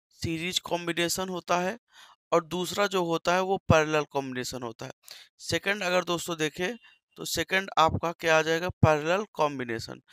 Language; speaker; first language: Hindi; native; Hindi